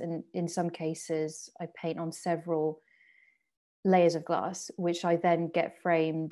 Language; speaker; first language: English; non-native, fluent; French